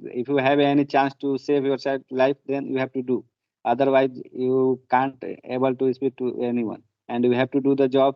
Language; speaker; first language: English; non-native, learner; Hindi